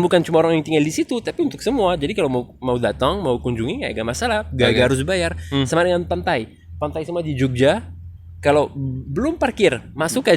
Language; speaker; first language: Indonesian; non-native, fluent; French